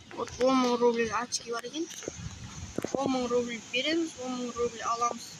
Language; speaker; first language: Russian; non-native, local second language; Kazakh